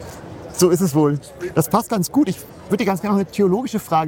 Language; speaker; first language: German; native; German